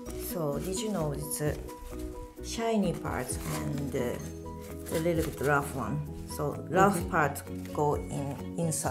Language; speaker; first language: English; non-native, learner; Japanese